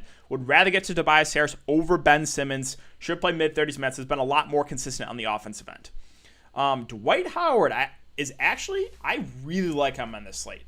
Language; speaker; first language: English; native; English